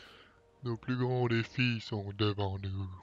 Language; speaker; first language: French; native; French